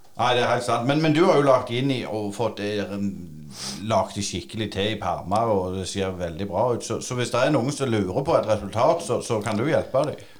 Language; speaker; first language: Norwegian; native; Norwegian